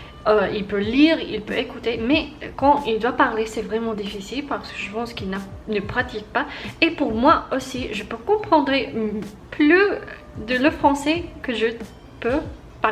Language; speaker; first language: French; non-native, learner; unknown